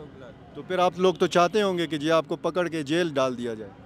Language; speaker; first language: Urdu; native; Urdu